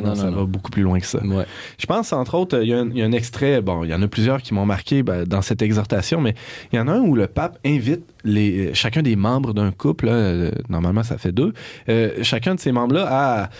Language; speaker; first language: French; native; French